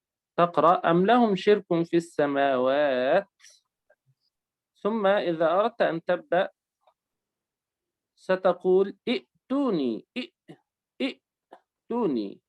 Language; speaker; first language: Arabic; native; Arabic